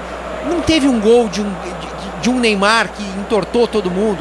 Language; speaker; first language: Portuguese; native; Portuguese